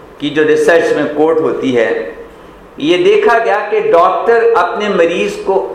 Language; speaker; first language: Urdu; non-native, local second language; Punjabi